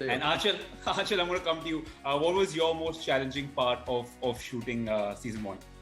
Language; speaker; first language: English; non-native, local second language; Hindi